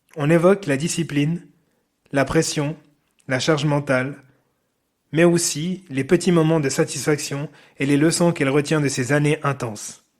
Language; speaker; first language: French; native; French